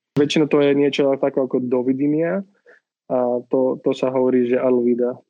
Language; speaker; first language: Slovak; non-native, fluent; Marathi